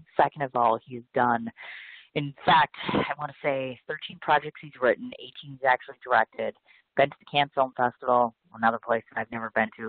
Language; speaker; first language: English; native; English